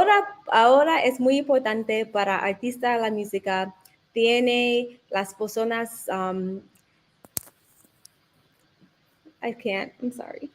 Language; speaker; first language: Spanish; non-native, learner; English